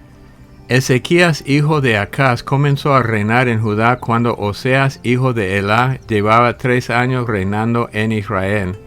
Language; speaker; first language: Spanish; native; Spanish